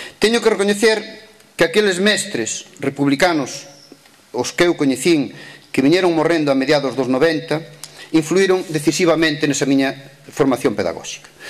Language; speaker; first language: Galician; native; Galician